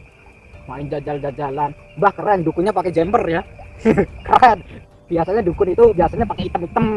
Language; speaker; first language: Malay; non-native, local second language; Javanese